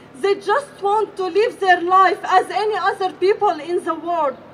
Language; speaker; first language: English; non-native, fluent; Arabic